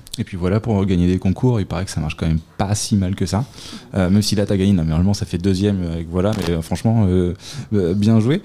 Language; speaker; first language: French; native; French